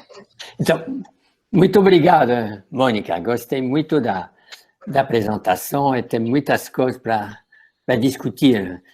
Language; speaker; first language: Portuguese; non-native, fluent; French